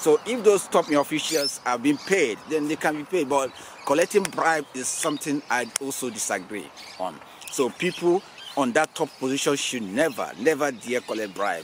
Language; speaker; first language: English; non-native, local second language; Igbo